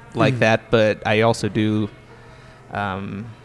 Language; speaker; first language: English; native; English